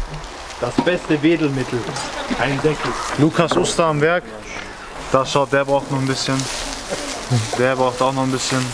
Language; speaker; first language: German; native; German